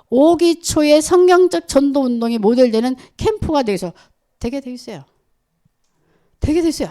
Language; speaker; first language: Korean; native; Korean